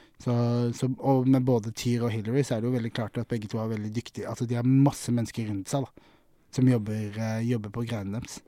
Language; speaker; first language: Norwegian; native; Norwegian